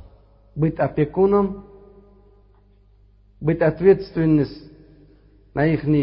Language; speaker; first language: Russian; non-native, fluent; Uzbek